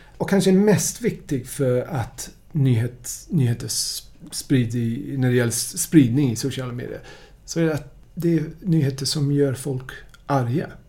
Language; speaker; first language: Swedish; non-native, fluent; English